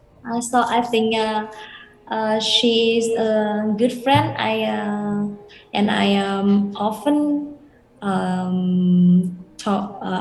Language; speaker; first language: English; non-native, learner; Vietnamese